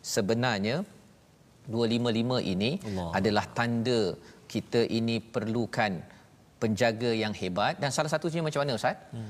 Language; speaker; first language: Malay; native; Malay